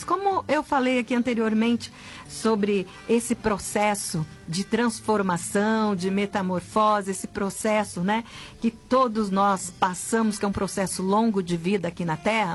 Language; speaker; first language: Portuguese; native; Portuguese